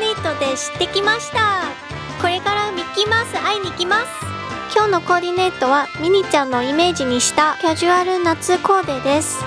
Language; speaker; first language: Japanese; non-native, fluent; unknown